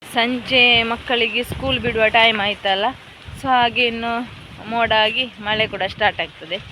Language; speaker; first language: Kannada; non-native, local second language; Tulu